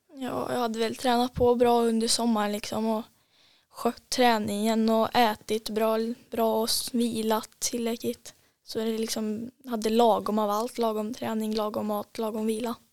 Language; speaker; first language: Swedish; native; Swedish